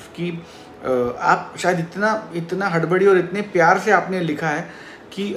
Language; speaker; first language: Hindi; non-native, local second language; Marathi